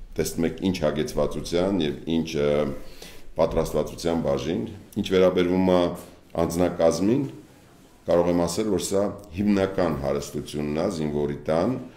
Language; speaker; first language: Armenian; native; Armenian